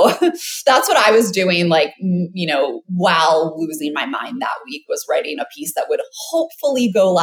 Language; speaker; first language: English; native; English